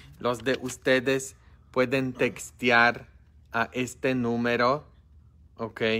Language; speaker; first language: Spanish; non-native, fluent; Polish